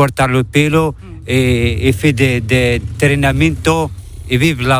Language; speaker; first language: Spanish; non-native, learner; Arabic